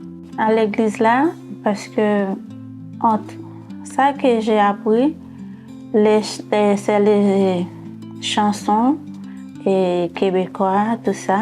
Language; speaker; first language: French; non-native, learner; Haitian Creole